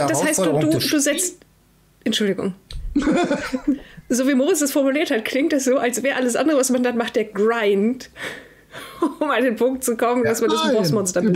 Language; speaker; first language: German; native; German